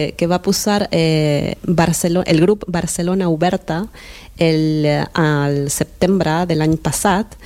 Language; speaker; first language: Catalan; non-native, fluent; Spanish